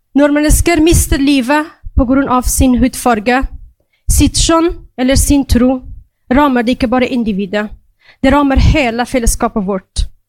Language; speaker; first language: Norwegian; non-native, fluent; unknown